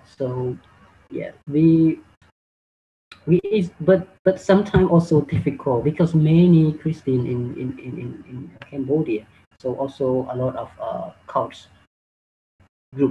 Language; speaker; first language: English; non-native, learner; Khmer